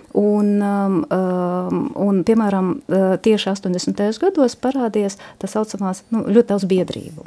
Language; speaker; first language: Latvian; non-native, local second language; Russian